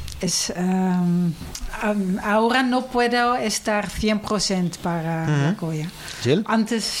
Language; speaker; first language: Spanish; non-native, fluent; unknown